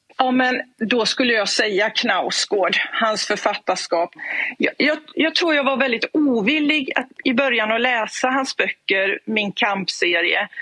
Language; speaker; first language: Swedish; native; Swedish